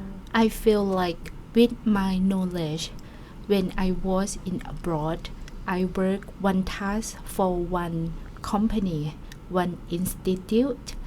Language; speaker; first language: English; non-native, learner; Thai